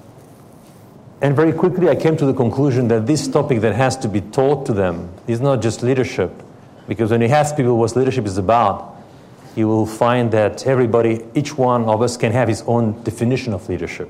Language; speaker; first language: English; non-native, fluent; French